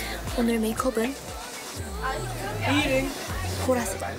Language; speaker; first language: Korean; non-native, learner; Japanese